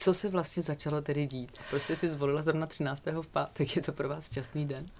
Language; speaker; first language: Czech; native; Czech